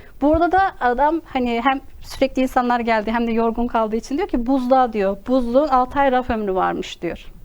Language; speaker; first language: Turkish; native; Turkish